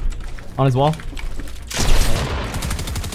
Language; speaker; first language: English; native; English